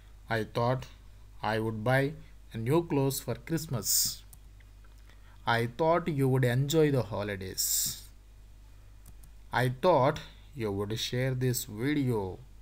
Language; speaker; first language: English; non-native, local second language; Telugu